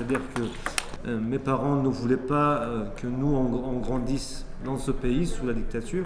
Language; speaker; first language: French; early bilingual, other home language; Persian